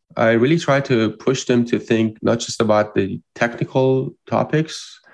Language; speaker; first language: English; non-native, fluent; Persian